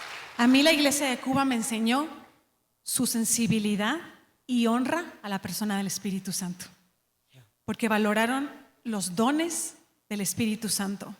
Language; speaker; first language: Spanish; native; Spanish